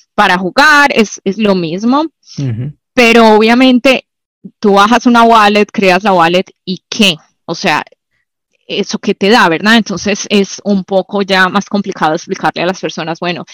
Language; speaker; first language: Spanish; native; Spanish